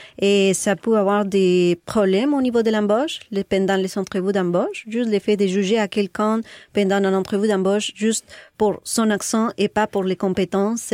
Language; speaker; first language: French; non-native, fluent; Spanish